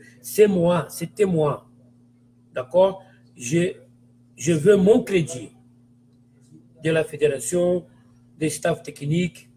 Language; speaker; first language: French; non-native, fluent; Portuguese